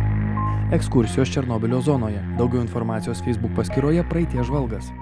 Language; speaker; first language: Lithuanian; native; Lithuanian